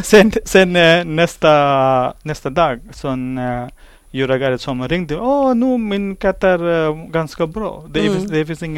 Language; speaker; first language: Swedish; non-native, learner; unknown